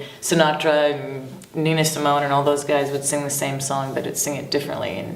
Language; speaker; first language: English; native; English